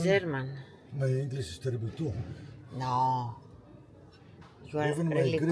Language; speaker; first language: English; non-native, learner; Greek